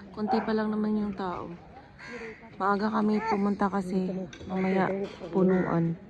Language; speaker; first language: Filipino; native; Filipino